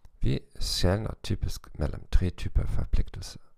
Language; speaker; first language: Norwegian; non-native, learner; German